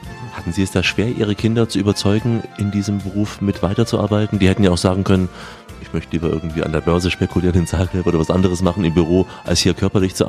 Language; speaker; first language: German; native; German